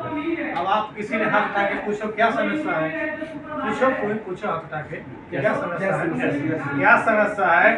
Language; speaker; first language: Hindi; non-native, learner; Nepali